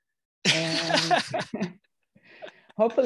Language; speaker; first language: English; non-native, fluent; Slovak